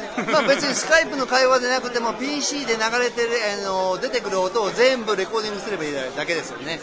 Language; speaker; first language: Japanese; native; Japanese